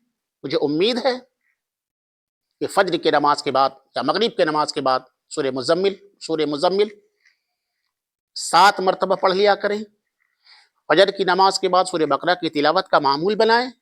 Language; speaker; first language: Urdu; native; Urdu